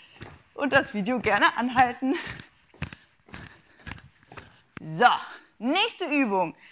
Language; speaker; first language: German; native; German